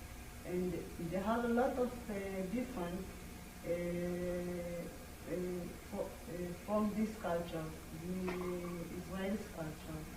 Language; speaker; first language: English; non-native, learner; Amharic